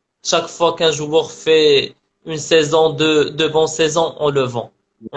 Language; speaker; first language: French; non-native, local second language; Arabic